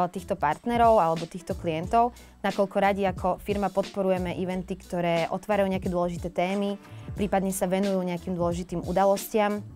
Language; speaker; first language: Slovak; native; Slovak